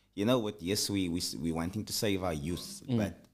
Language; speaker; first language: English; early bilingual, other home language; Afrikaans